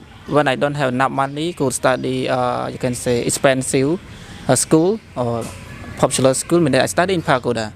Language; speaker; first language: English; non-native, learner; Khmer